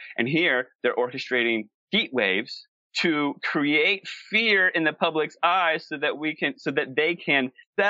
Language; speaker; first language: English; native; English